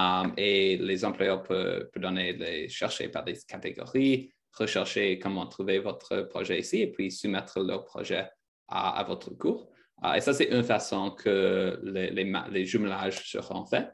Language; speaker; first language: French; non-native, fluent; English